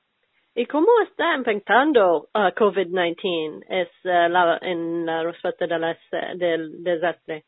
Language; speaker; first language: Spanish; non-native, learner; English